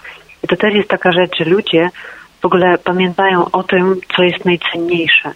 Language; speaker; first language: Polish; non-native, fluent; Ukrainian